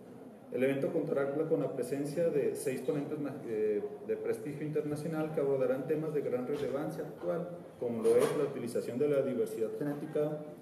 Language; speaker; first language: Spanish; native; Spanish